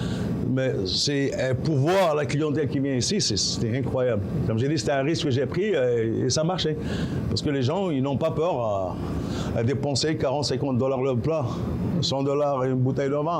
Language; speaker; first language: French; non-native, local second language; Arabic